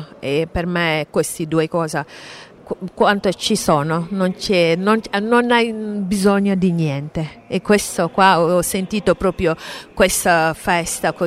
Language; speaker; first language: Italian; non-native, fluent; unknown